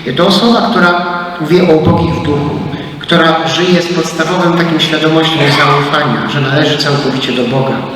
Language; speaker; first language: Polish; native; Polish